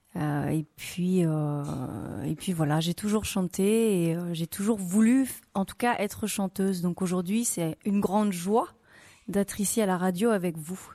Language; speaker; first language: French; native; French